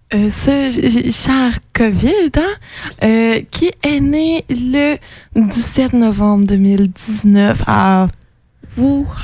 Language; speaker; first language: French; native; French